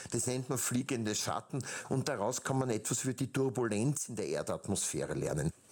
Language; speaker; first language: German; native; German